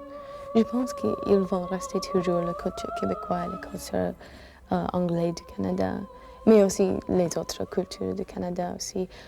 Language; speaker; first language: French; non-native, fluent; English